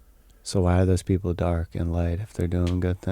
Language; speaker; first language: English; native; English